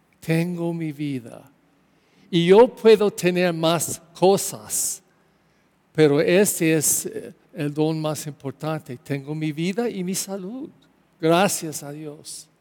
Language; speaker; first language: Spanish; non-native, learner; English